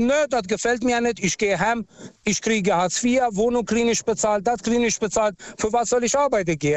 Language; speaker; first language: German; non-native, fluent; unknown